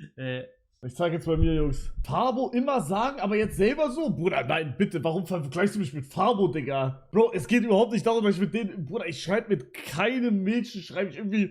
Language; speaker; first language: German; native; German